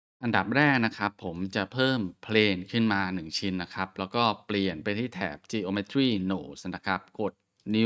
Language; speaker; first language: Thai; native; Thai